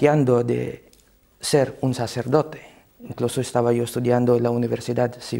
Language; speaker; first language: Spanish; non-native, fluent; Cebuano